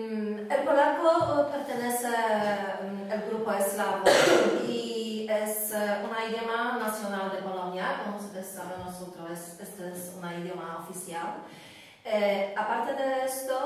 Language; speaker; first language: Spanish; non-native, fluent; Polish